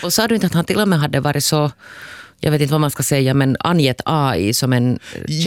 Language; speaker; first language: Swedish; native; Swedish